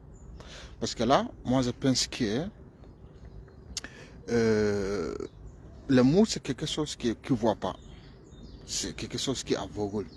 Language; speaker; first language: French; non-native, fluent; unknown